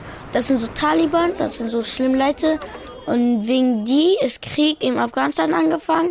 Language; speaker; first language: German; early bilingual, other home language; Pashto